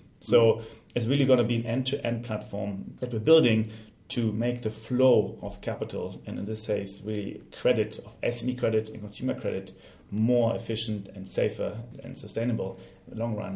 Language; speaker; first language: English; non-native, fluent; German